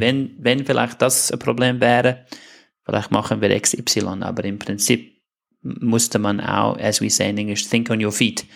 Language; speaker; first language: German; non-native, fluent; English